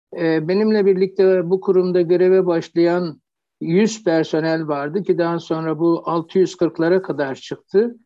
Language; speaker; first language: Turkish; native; Turkish